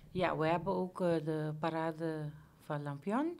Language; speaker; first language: Dutch; non-native, local second language; Papiamento